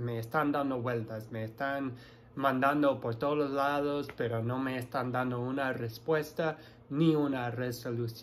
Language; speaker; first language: Spanish; non-native, fluent; English